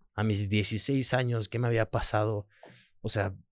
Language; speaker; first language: Spanish; early bilingual, other home language; French